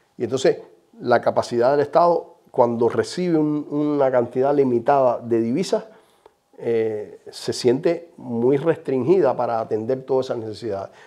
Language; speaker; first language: Spanish; native; Spanish